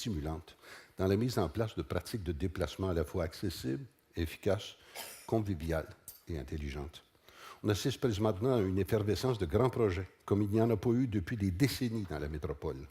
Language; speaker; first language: French; native; French